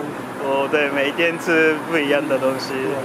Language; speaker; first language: Chinese; non-native, learner; Japanese